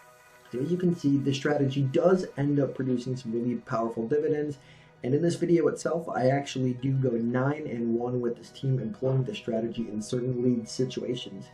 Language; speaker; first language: English; native; English